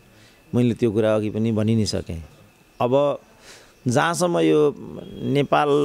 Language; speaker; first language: Nepali; native; Nepali